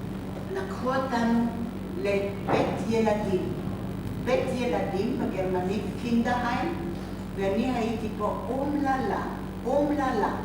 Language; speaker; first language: Hebrew; non-native, fluent; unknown